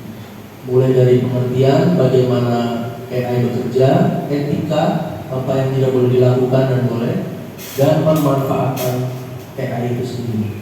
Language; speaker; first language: Indonesian; native; Indonesian